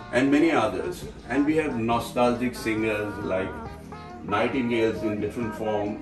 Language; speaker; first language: English; non-native, local second language; Konkani